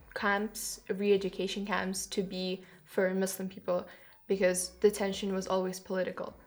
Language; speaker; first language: English; non-native, fluent; Kyrgyz